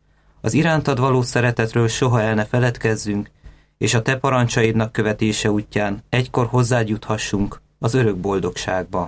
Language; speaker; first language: Hungarian; native; Hungarian